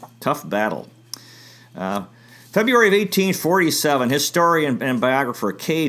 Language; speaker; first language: English; native; English